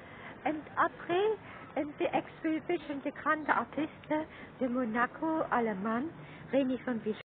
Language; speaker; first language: French; non-native, learner; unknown